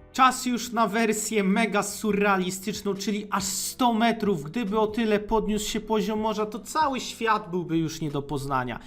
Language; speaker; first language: Polish; native; Polish